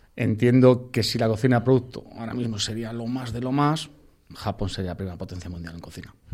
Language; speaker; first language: Spanish; native; Spanish